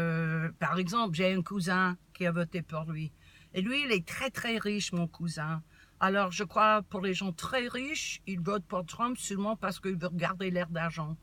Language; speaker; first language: French; non-native, learner; English